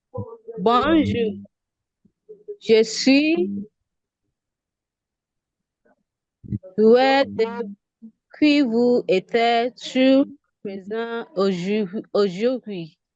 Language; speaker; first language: French; non-native, learner; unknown